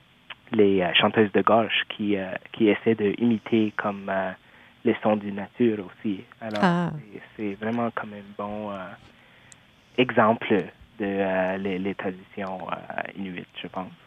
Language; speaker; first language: French; non-native, local second language; English